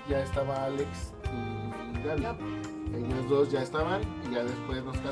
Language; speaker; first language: Spanish; native; Spanish